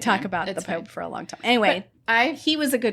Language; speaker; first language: English; native; English